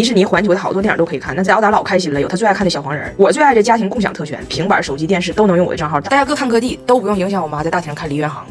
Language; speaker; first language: Chinese; native; Chinese